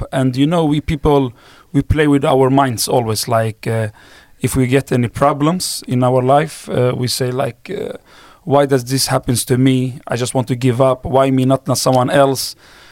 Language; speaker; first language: English; non-native, fluent; Swedish